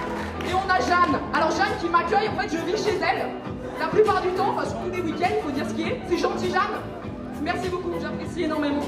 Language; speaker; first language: French; native; French